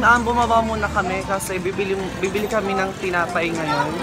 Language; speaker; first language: Filipino; native; Filipino